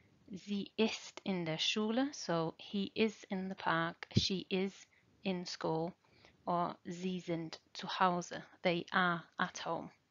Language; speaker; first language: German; non-native, fluent; English